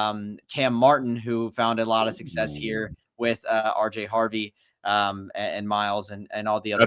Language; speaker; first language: English; native; English